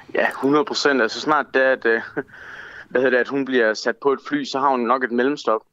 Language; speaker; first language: Danish; native; Danish